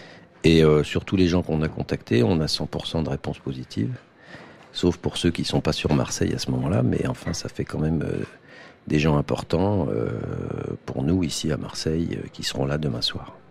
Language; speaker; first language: French; native; French